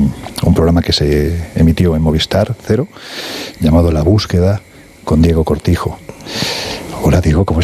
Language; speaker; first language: Spanish; native; Spanish